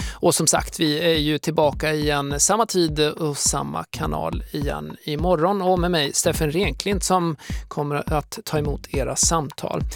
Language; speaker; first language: Swedish; native; Swedish